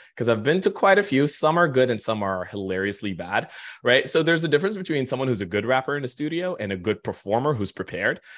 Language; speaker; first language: English; non-native, fluent; Arabic